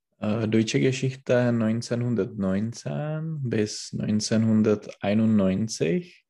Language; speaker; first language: German; non-native, learner; Czech